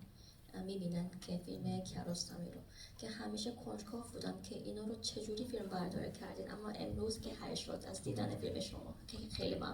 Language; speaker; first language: Persian; non-native, fluent; Korean